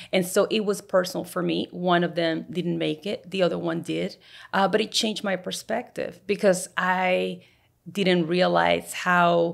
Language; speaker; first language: English; native; English